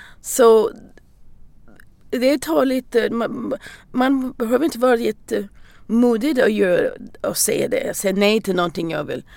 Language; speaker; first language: Swedish; non-native, learner; English